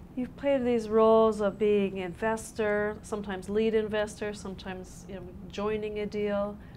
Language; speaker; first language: English; native; English